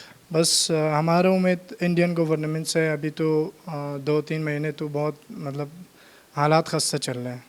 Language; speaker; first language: Hindi; non-native, learner; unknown